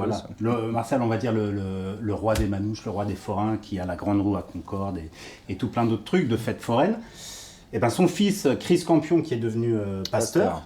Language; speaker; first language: French; native; French